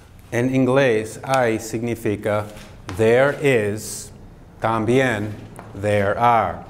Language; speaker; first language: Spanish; non-native, fluent; English